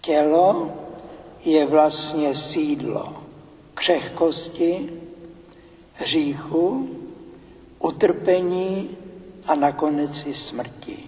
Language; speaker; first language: Czech; native; Czech